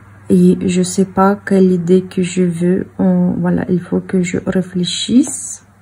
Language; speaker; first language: French; non-native, fluent; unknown